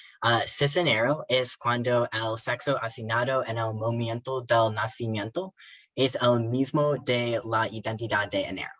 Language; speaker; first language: Spanish; non-native, learner; English